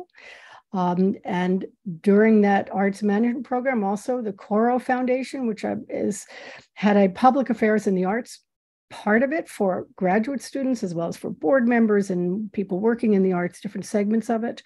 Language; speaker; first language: English; native; English